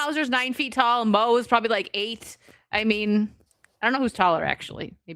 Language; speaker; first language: English; native; English